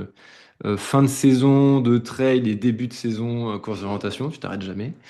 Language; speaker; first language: French; native; French